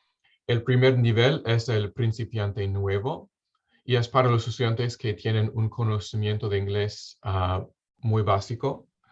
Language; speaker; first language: Spanish; non-native, fluent; English